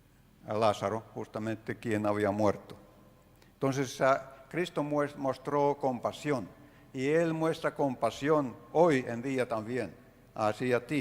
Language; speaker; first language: Spanish; non-native, fluent; Finnish